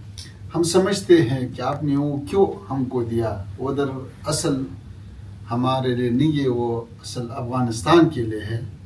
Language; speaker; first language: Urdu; non-native, fluent; Pashto